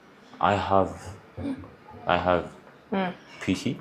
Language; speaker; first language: English; non-native, learner; Amharic